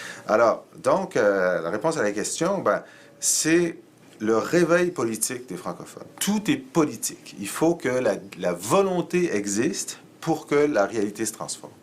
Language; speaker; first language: French; native; French